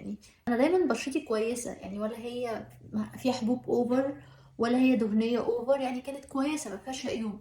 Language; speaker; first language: Arabic; native; Arabic